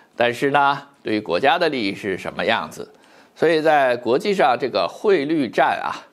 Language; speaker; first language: Chinese; native; Chinese